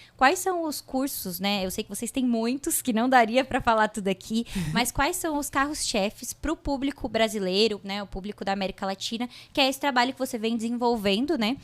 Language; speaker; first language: Portuguese; native; Portuguese